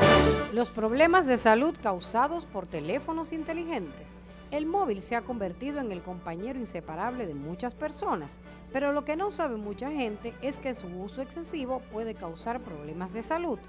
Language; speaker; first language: Spanish; native; Spanish